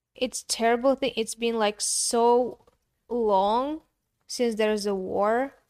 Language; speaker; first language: English; non-native, fluent; Russian